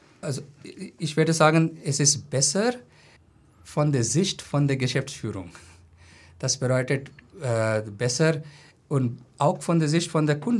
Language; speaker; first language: German; non-native, fluent; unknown